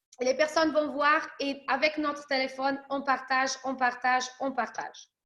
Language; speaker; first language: French; early bilingual, other home language; Portuguese